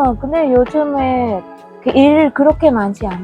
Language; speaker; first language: Korean; non-native, fluent; Vietnamese